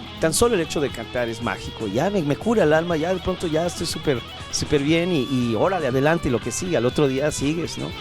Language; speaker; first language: Spanish; native; Spanish